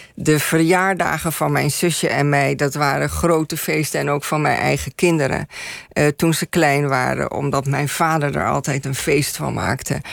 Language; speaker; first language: Dutch; native; Dutch